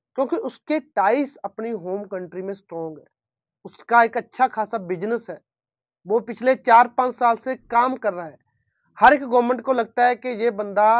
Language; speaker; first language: Hindi; non-native, local second language; Punjabi